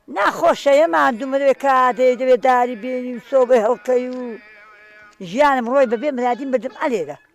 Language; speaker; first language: Central Kurdish; native; Central Kurdish